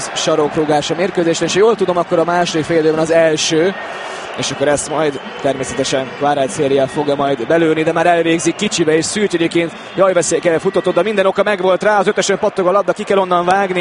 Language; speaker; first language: Hungarian; native; Hungarian